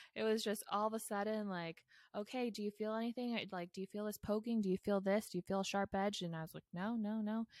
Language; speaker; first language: English; native; English